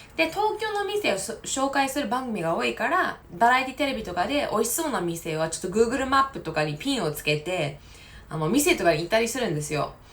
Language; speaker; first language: Japanese; non-native, fluent; English